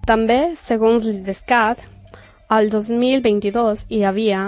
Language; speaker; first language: Catalan; non-native, learner; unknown